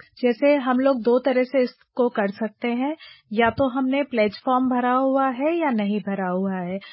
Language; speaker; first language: Hindi; native; Hindi